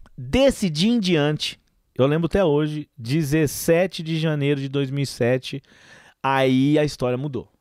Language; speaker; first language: Portuguese; native; Portuguese